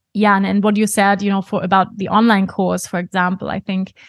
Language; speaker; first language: English; non-native, fluent; German